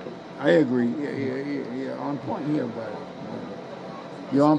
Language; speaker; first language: English; native; English